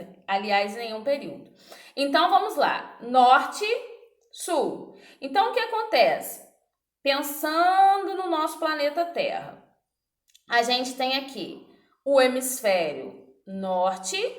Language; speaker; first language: Portuguese; native; Portuguese